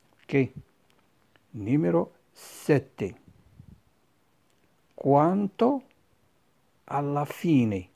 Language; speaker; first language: Italian; non-native, fluent; Arabic